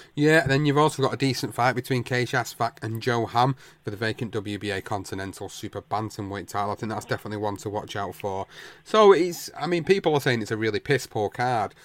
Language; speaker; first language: English; native; English